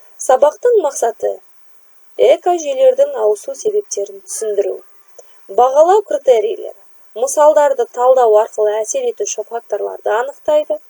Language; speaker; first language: Kazakh; native; Kazakh